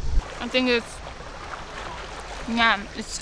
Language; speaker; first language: English; non-native, fluent; Korean